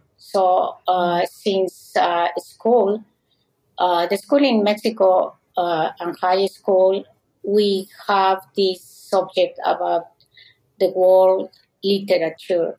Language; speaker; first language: English; non-native, fluent; Spanish